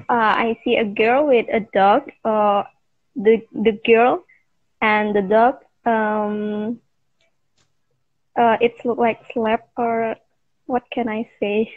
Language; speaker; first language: English; non-native, learner; Indonesian